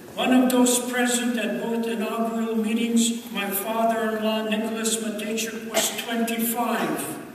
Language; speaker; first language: English; early bilingual, other home language; Ukrainian